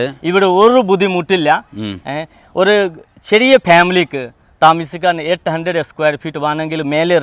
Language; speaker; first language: Malayalam; non-native, fluent; Hindi